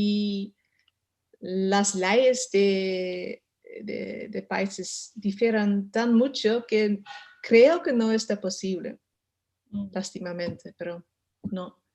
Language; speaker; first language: Spanish; non-native, learner; Dutch